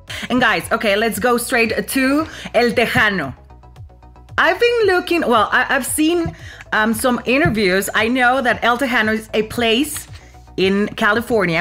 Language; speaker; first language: English; non-native, fluent; Spanish